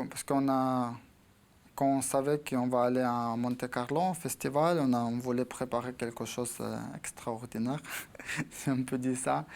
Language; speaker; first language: French; non-native, fluent; Ukrainian